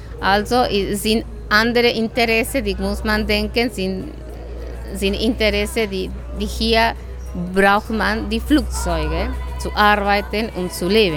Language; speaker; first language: German; non-native, learner; Spanish